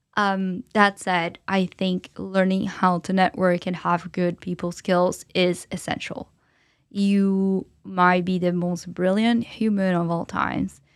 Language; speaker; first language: English; non-native, fluent; Portuguese